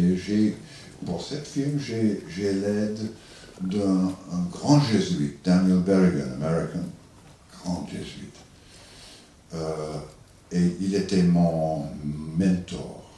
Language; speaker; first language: French; non-native, learner; English